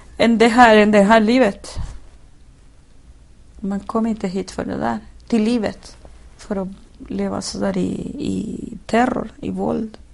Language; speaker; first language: Swedish; non-native, fluent; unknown